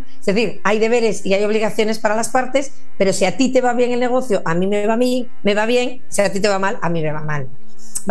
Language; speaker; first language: Spanish; native; Spanish